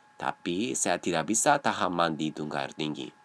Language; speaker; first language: Indonesian; non-native, learner; Japanese